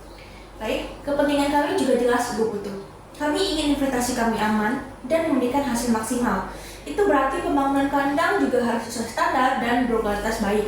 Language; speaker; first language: Indonesian; native; Indonesian